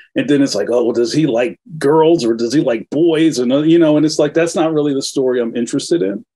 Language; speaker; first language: English; native; English